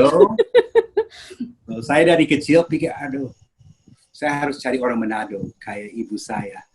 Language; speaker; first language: Indonesian; early bilingual, heritage; Indonesian